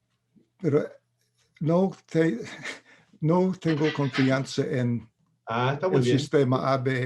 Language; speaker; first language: Spanish; non-native, fluent; English